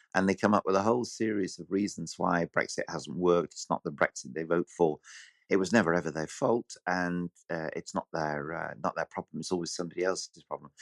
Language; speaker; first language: English; native; English